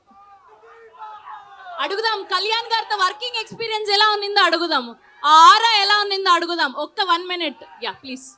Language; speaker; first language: Telugu; native; Telugu